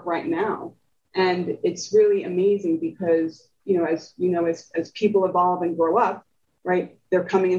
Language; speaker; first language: English; early bilingual, other home language; Spanish